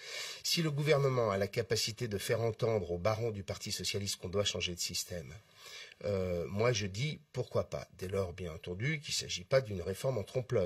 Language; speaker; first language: French; native; French